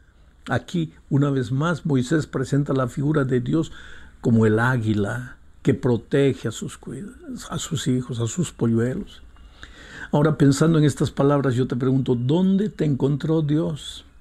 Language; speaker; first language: Spanish; native; Spanish